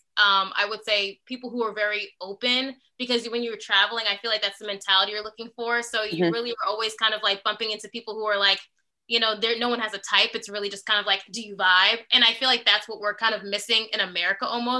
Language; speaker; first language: English; native; English